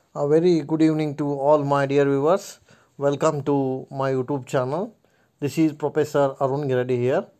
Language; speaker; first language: English; non-native, local second language; Kannada